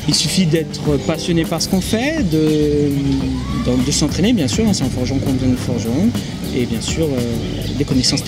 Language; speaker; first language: French; native; French